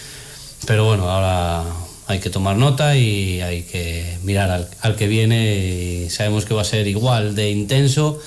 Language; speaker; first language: Spanish; native; Spanish